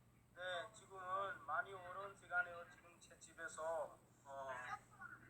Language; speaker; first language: Korean; non-native, learner; Hindi